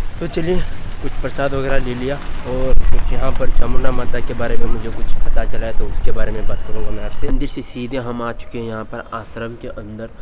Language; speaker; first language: Hindi; non-native, local second language; Kannada